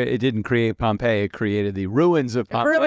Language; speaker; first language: English; native; English